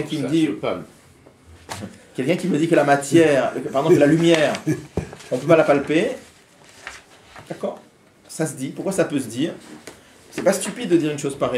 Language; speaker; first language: French; native; French